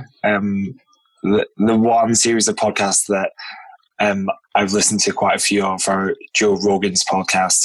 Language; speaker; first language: English; native; English